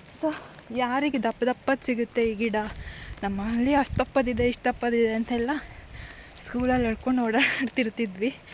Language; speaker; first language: Kannada; non-native, local second language; Tulu